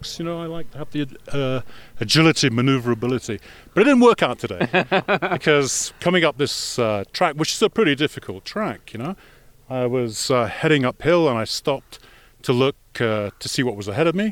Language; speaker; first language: English; native; English